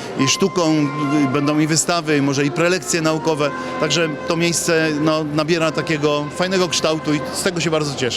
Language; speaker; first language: Polish; native; Polish